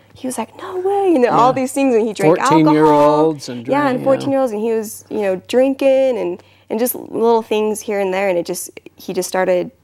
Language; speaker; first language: English; native; English